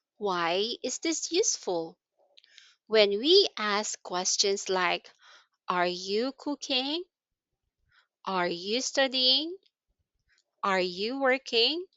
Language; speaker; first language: English; non-native, local second language; Filipino